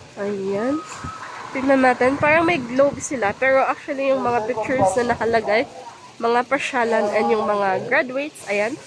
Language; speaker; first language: Filipino; non-native, local second language; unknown